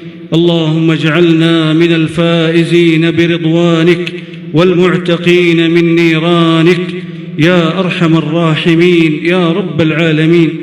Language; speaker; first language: Arabic; native; Arabic